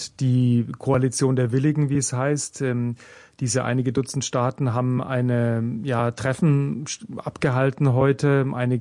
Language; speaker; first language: German; native; German